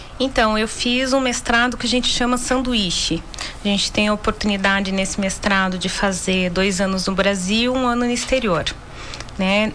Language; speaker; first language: Portuguese; native; Portuguese